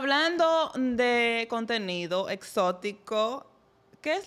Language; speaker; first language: Spanish; native; Spanish